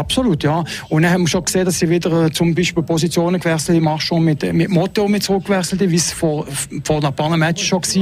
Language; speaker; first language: German; native; German